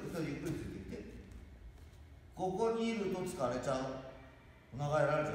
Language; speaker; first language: Japanese; native; Japanese